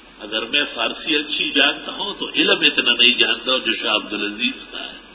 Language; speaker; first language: Urdu; non-native, local second language; Pashto